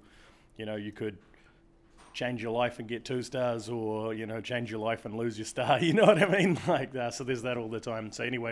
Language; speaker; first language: English; native; English